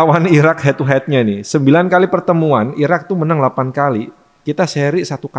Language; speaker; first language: Indonesian; native; Indonesian